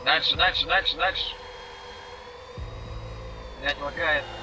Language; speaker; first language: Russian; native; Russian